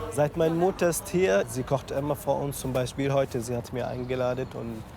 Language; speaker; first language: German; non-native, learner; Arabic